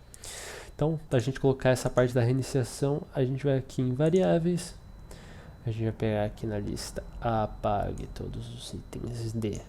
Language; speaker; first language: Portuguese; native; Portuguese